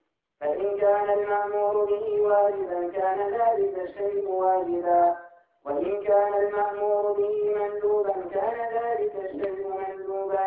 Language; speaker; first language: Arabic; native; Arabic